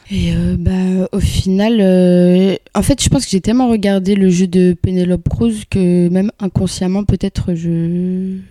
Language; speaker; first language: French; early bilingual, other home language; Kabyle